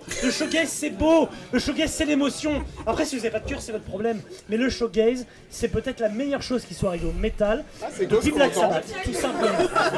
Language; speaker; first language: French; native; French